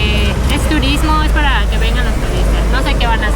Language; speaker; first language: Spanish; native; Spanish